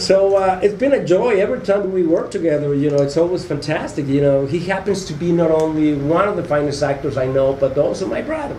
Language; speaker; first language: English; non-native, fluent; Spanish